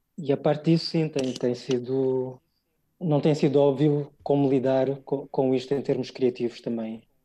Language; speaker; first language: Portuguese; early bilingual, other home language; English